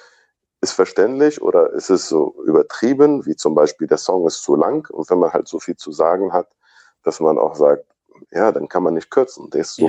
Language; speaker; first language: German; native; German